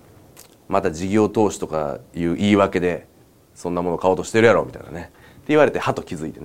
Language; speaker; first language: Japanese; native; Japanese